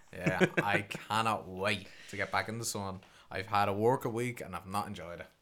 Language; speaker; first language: English; native; English